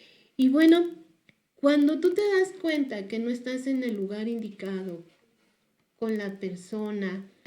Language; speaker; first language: Spanish; native; Spanish